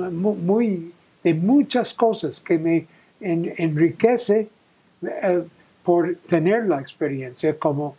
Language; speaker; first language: Spanish; non-native, fluent; English